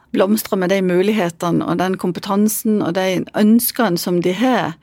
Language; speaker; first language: Norwegian; native; Norwegian